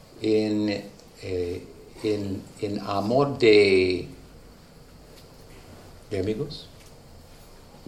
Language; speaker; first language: Spanish; non-native, learner; English